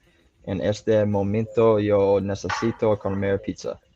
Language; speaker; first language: Spanish; non-native, learner; English